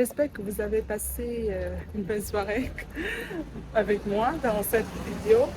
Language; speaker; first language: French; non-native, learner; Vietnamese